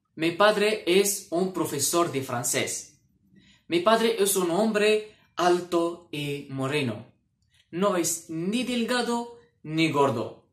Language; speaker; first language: Spanish; non-native, fluent; Arabic